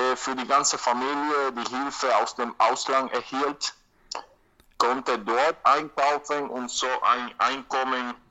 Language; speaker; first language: German; non-native, learner; Spanish